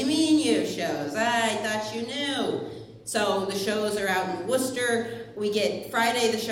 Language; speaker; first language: English; native; English